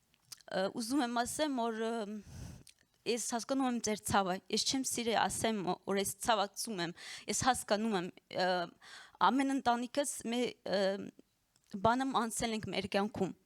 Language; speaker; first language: Armenian; early bilingual, heritage; Armenian